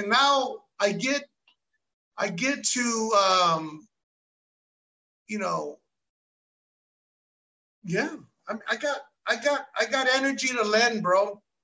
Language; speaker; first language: English; early bilingual, other home language; Spanish